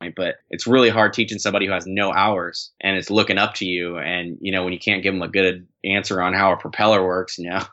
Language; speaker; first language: English; native; English